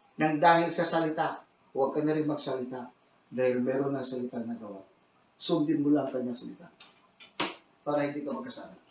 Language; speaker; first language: Filipino; non-native, local second language; Cebuano